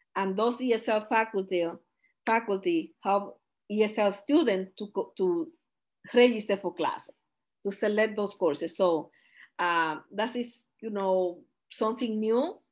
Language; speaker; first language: English; non-native, fluent; Spanish